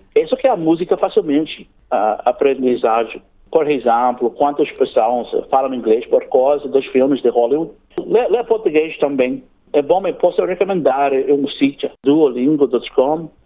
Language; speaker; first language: Portuguese; non-native, learner; English